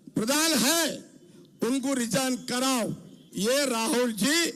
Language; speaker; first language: Hindi; non-native, local second language; Telugu